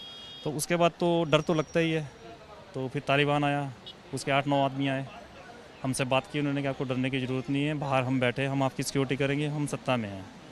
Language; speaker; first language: Hindi; native; Hindi